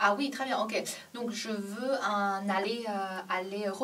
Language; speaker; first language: French; non-native, learner; Chinese